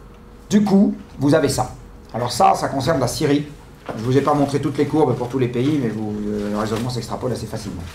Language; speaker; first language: French; native; French